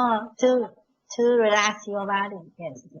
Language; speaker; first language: English; non-native, learner; Chinese